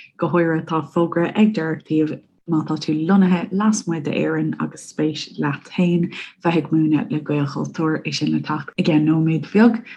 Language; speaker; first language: Irish; non-native, local second language; English